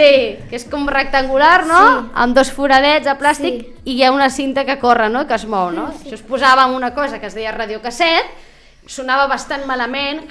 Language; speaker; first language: Catalan; native; Catalan